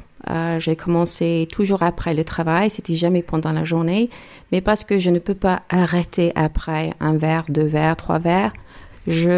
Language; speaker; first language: French; non-native, learner; English